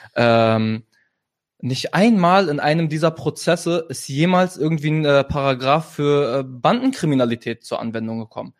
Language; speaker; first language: German; early bilingual, other home language; Arabic